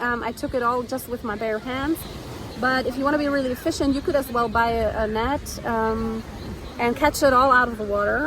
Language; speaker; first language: English; non-native, fluent; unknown